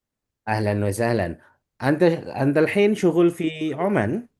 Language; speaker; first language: Arabic; non-native, fluent; Indonesian